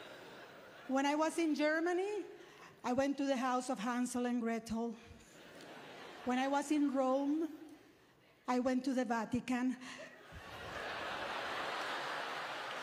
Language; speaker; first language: English; non-native, fluent; Spanish